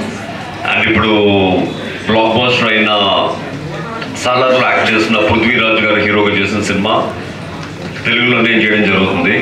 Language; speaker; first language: Telugu; native; Telugu